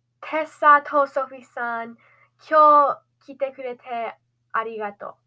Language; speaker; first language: Japanese; non-native, learner; English